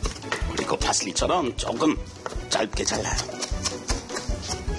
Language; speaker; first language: Korean; non-native, learner; English